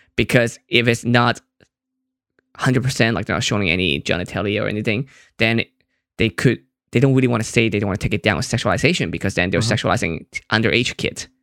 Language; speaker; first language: English; non-native, local second language; Cantonese